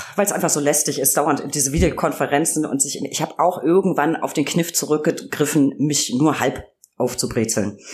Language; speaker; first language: German; native; German